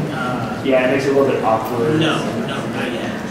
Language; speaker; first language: English; native; English